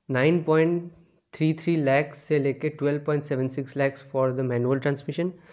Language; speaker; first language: Hindi; native; Hindi